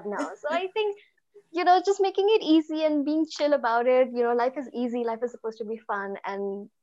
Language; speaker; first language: English; non-native, local second language; Hindi